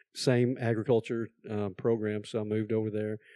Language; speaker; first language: English; native; English